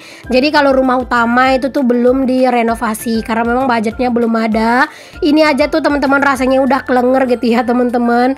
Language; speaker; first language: Indonesian; native; Indonesian